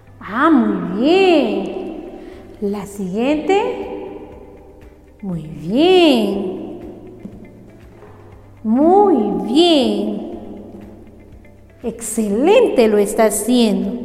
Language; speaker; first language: Spanish; non-native, local second language; Kaqchikel